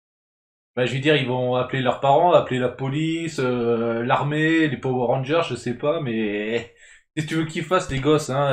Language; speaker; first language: French; native; French